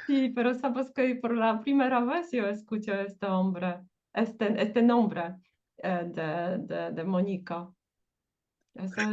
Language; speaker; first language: Spanish; non-native, fluent; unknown